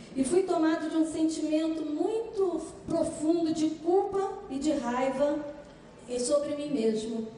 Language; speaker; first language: Portuguese; native; Portuguese